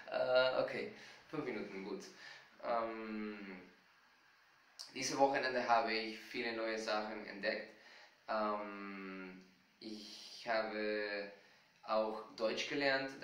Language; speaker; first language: German; non-native, fluent; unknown